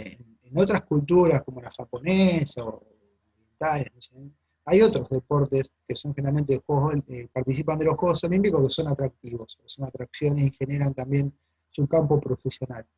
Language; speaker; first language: Spanish; native; Spanish